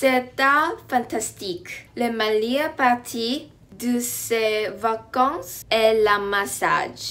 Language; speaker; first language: French; non-native, learner; Korean